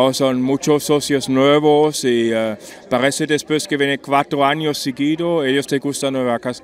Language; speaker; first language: Spanish; non-native, learner; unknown